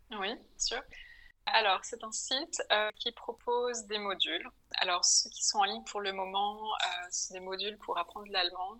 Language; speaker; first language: French; native; French